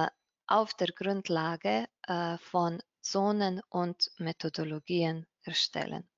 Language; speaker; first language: German; non-native, fluent; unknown